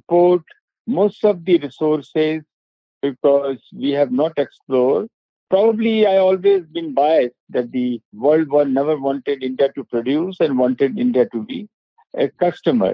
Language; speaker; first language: English; non-native, local second language; Hindi